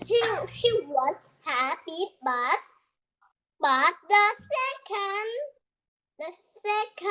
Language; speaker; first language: English; non-native, learner; Vietnamese